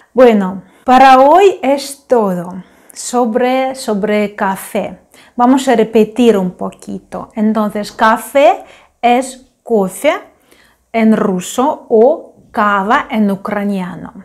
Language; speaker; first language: Spanish; non-native, fluent; Ukrainian